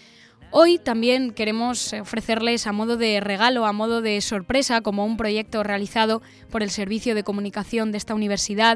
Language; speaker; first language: Spanish; native; Spanish